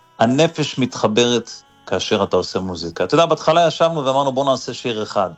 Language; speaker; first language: Hebrew; native; Hebrew